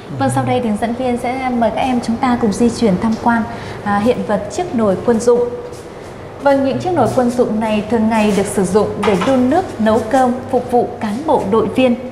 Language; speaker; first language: Vietnamese; native; Vietnamese